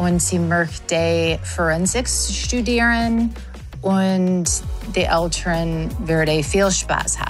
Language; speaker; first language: German; non-native, learner; English